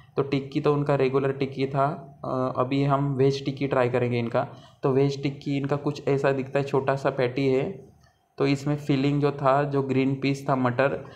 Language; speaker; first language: Hindi; non-native, local second language; Marathi